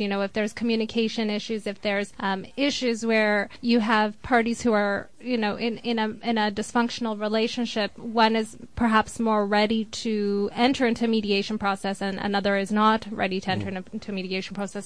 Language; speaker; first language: English; native; English